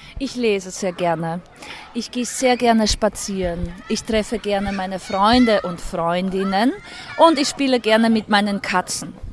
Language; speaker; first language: German; early bilingual, other home language; Polish